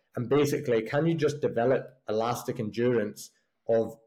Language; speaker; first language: English; native; English